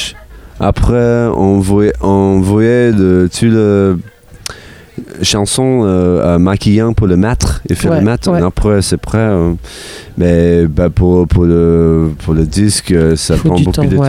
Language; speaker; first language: French; non-native, learner; English